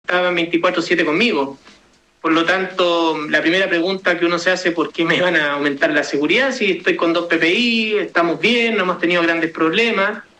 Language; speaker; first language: Spanish; native; Spanish